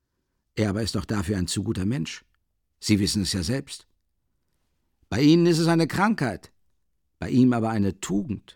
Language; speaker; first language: German; native; German